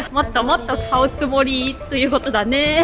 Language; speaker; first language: Japanese; non-native, fluent; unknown